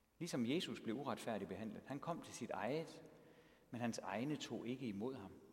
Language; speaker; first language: Danish; native; Danish